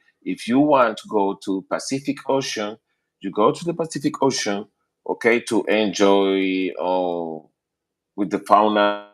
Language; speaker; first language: English; non-native, learner; Spanish